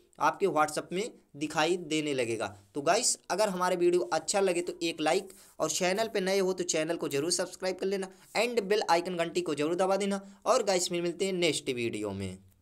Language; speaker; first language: Hindi; native; Hindi